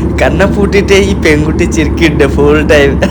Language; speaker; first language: Malayalam; non-native, learner; Bangla